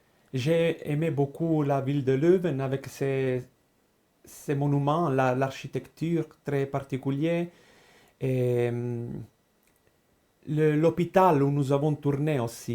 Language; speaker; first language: French; non-native, fluent; Italian